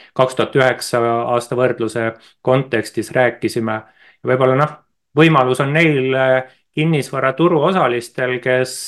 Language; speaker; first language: Estonian; native; Estonian